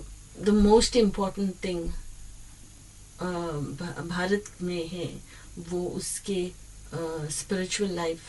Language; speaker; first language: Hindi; early bilingual, heritage; English